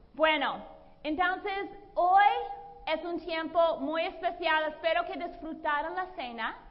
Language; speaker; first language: Spanish; non-native, fluent; English